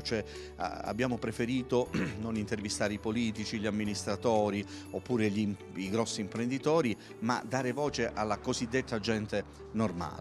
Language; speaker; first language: Italian; native; Italian